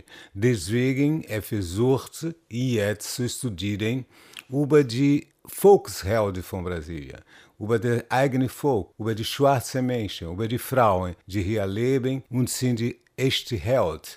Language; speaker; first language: German; non-native, learner; Portuguese